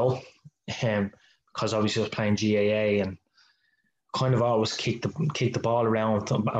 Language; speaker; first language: English; native; English